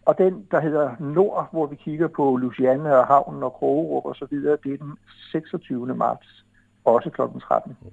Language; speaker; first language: Danish; native; Danish